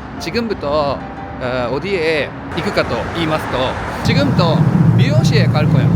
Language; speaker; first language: Korean; non-native, learner; Japanese